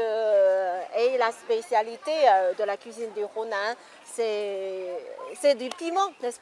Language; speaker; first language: French; non-native, fluent; Chinese